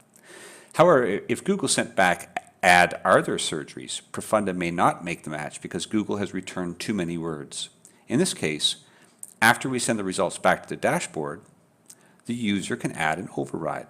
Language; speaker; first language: English; native; English